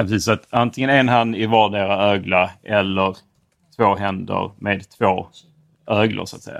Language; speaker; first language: Swedish; native; Swedish